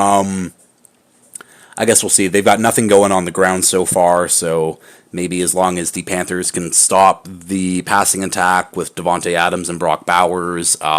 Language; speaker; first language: English; native; English